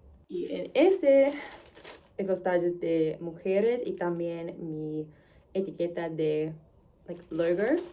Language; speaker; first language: Spanish; non-native, learner; English